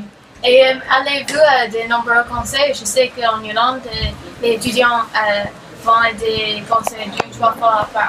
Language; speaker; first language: French; non-native, learner; English